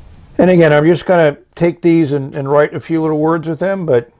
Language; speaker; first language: English; native; English